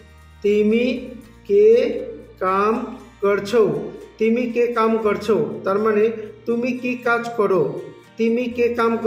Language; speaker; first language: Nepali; non-native, learner; Bangla